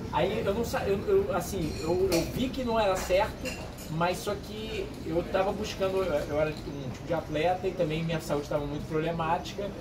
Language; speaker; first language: Portuguese; native; Portuguese